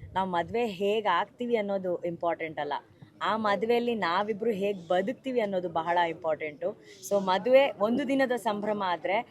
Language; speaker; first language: Kannada; non-native, local second language; Tulu